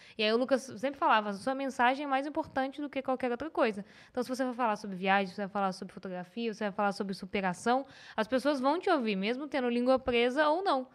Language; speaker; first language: Portuguese; native; Portuguese